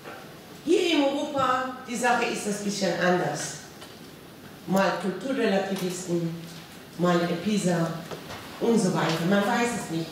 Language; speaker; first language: German; non-native, fluent; Persian